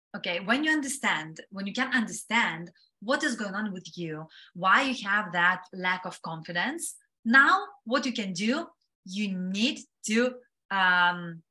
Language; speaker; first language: English; non-native, fluent; Lithuanian